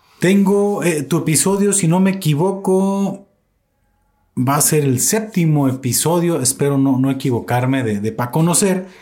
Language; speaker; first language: Spanish; native; Spanish